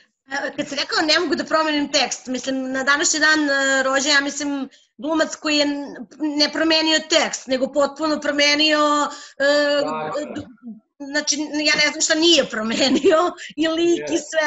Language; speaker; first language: Serbian; native; Serbian